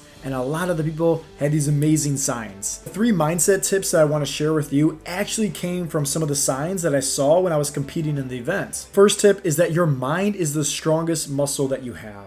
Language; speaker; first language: English; native; English